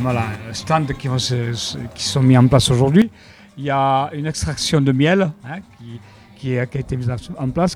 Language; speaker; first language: French; native; French